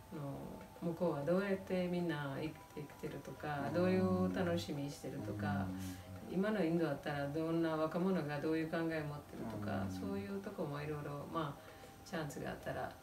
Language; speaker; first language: Japanese; non-native, fluent; Telugu